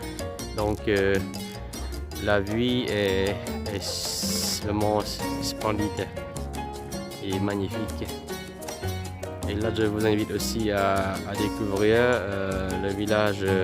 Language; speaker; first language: French; non-native, fluent; Vietnamese